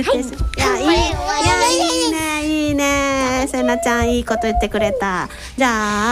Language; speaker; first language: Japanese; native; Japanese